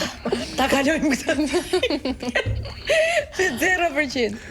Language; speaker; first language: Albanian; native; Albanian